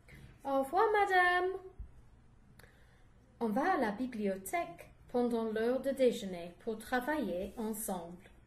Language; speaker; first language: French; non-native, learner; English